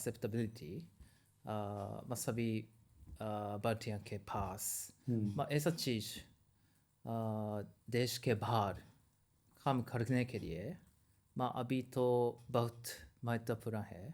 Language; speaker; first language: Hindi; non-native, learner; Japanese